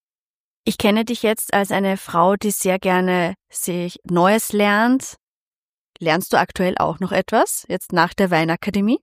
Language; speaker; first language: German; native; German